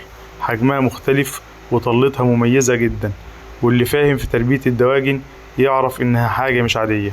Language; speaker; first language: Arabic; native; Arabic